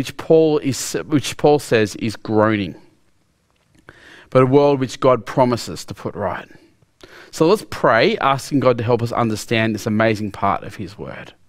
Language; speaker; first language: English; native; English